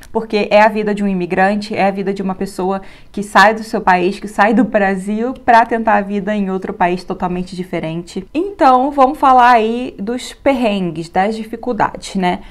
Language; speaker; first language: Portuguese; native; Portuguese